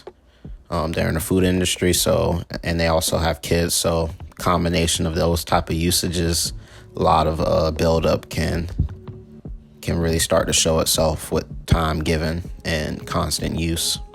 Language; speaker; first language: English; native; English